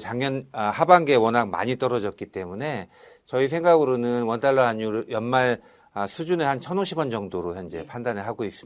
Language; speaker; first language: Korean; native; Korean